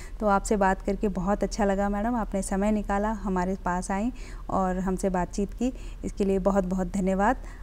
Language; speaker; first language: Hindi; non-native, local second language; Telugu